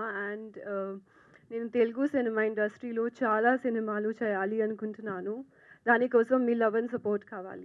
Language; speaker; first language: Telugu; non-native, learner; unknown